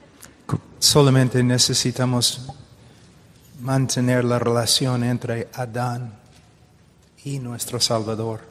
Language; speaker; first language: Spanish; non-native, fluent; English